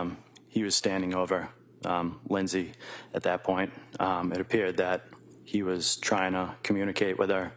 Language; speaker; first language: English; native; English